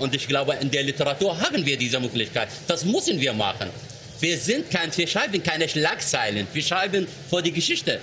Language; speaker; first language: German; non-native, fluent; Arabic